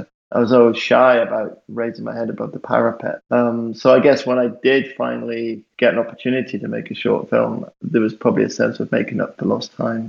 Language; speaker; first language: English; native; English